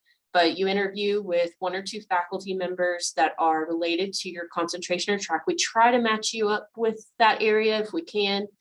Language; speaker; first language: English; native; English